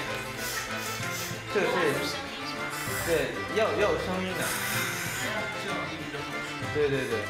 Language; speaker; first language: Chinese; non-native, fluent; Japanese